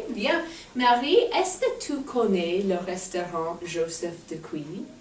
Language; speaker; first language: French; non-native, fluent; English